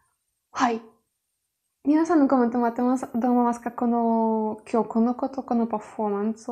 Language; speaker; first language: Japanese; non-native, fluent; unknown